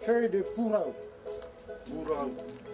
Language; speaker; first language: French; non-native, local second language; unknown